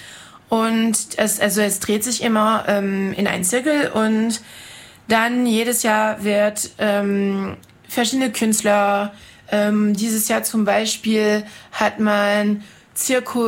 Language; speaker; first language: German; non-native, fluent; French